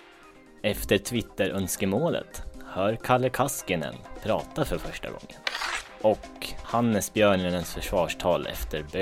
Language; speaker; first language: Swedish; native; Swedish